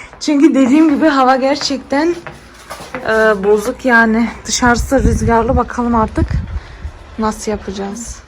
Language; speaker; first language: Turkish; early bilingual, heritage; Turkish